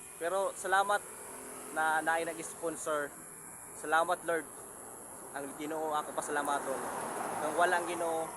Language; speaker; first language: Cebuano; non-native, local second language; Surigaonon